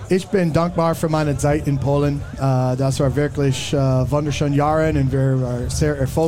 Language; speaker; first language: German; non-native, learner; English